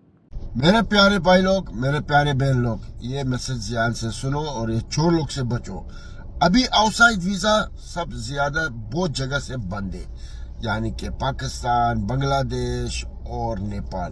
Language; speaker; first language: Hindi; non-native, fluent; Arabic